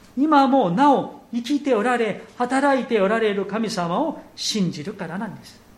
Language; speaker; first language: Japanese; non-native, fluent; Korean